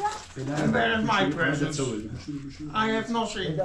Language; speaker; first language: English; non-native, learner; Dutch